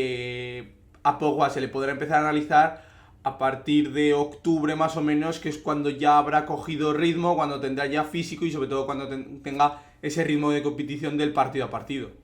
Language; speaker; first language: Spanish; native; Spanish